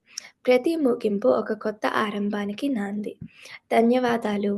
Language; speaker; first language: Telugu; early bilingual, heritage; Telugu